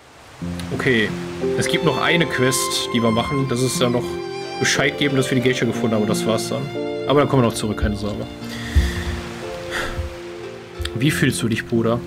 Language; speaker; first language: German; native; German